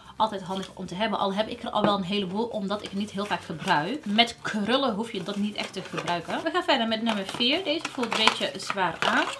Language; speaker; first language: Dutch; early bilingual, other home language; Riffian